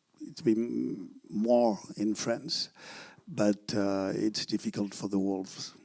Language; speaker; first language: English; non-native, learner; French